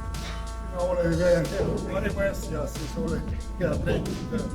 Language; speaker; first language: Estonian; non-native, learner; Russian